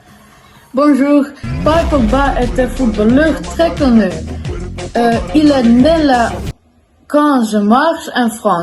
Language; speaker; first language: French; non-native, learner; Dutch